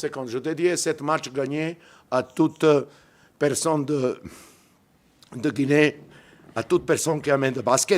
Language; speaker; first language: French; non-native, fluent; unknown